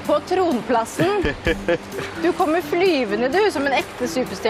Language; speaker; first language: Norwegian; native; Norwegian